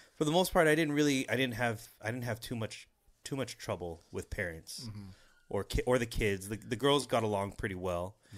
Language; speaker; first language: English; native; English